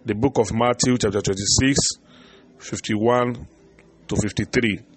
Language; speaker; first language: English; non-native, local second language; Yoruba